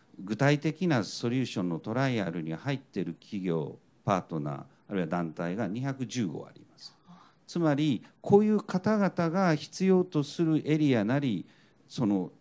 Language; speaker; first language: Japanese; native; Japanese